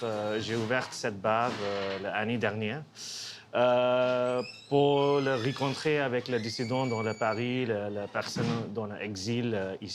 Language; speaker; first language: French; non-native, learner; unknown